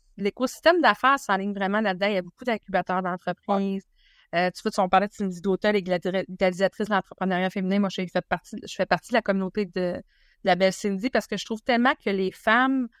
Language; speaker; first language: French; native; French